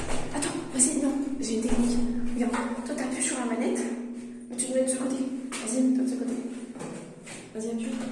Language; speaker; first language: French; native; French